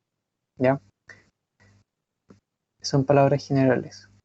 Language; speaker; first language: Spanish; native; Spanish